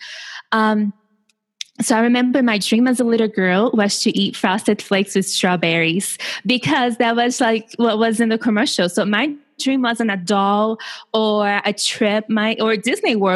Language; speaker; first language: English; non-native, fluent; Portuguese